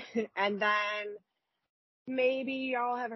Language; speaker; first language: English; native; English